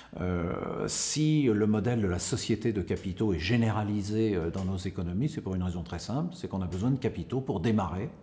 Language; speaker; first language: French; native; French